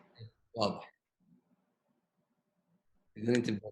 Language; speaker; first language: Arabic; native; Arabic